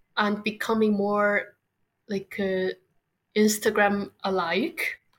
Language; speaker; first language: English; non-native, fluent; Chinese